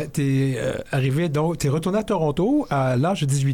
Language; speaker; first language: French; native; French